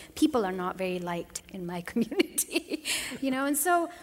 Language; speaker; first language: English; non-native, local second language; Nepali